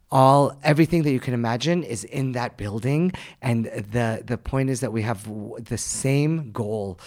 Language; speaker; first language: English; native; English